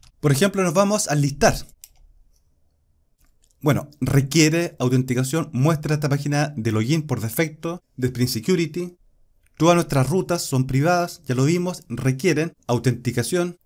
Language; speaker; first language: Spanish; native; Spanish